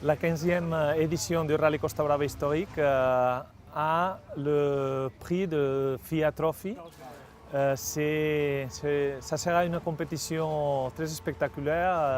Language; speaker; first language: French; non-native, fluent; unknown